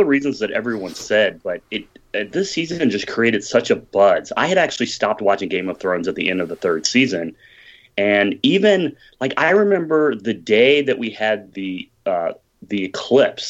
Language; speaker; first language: English; native; English